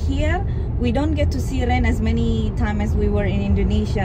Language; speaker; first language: English; non-native, fluent; Indonesian